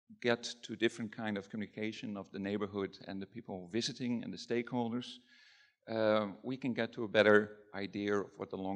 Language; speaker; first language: English; non-native, fluent; Dutch